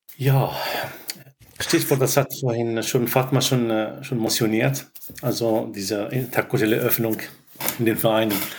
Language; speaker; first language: German; non-native, fluent; Arabic